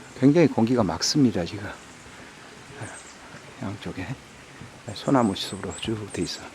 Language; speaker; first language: Korean; native; Korean